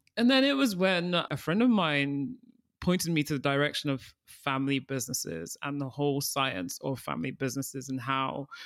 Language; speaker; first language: English; early bilingual, other home language; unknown